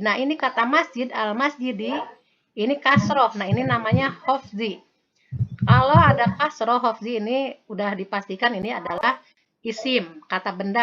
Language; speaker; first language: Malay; non-native, local second language; Sundanese